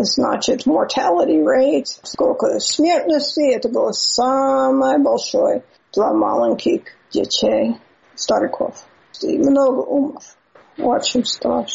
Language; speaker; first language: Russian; non-native, learner; English